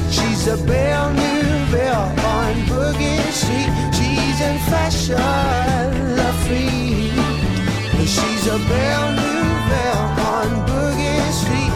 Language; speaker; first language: English; native; English